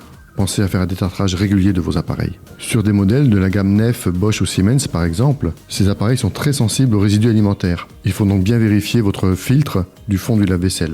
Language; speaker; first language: French; native; French